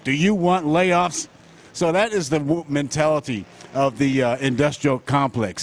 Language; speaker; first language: English; native; English